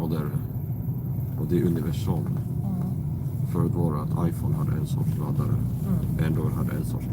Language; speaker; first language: Swedish; non-native, fluent; English